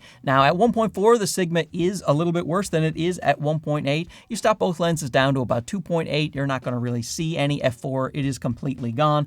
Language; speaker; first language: English; native; English